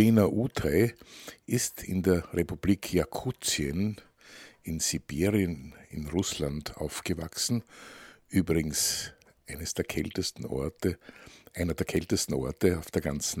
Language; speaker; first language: German; native; German